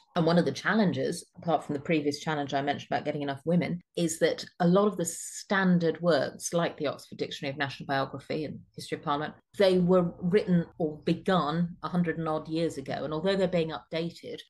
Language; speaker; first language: English; native; English